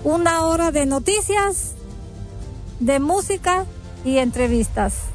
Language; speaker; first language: Spanish; native; Spanish